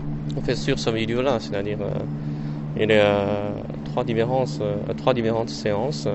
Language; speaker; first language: French; non-native, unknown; Chinese